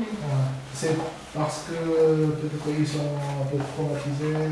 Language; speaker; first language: French; non-native, learner; Korean